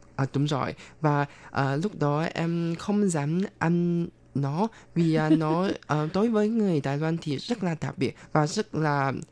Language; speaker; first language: Vietnamese; non-native, fluent; Chinese